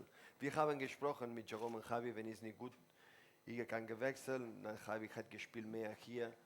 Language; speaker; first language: German; non-native, learner; Spanish